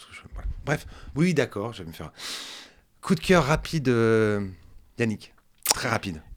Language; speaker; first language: French; native; French